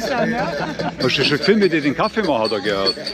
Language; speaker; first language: German; native; German